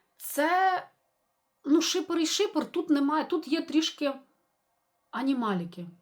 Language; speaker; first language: Ukrainian; non-native, local second language; Russian